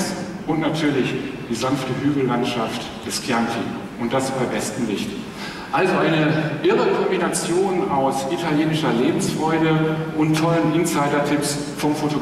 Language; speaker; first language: German; native; German